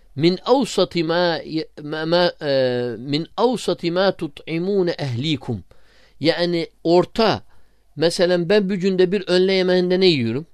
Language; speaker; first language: Turkish; non-native, fluent; Arabic